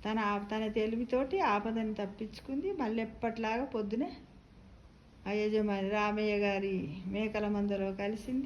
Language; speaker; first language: Telugu; native; Telugu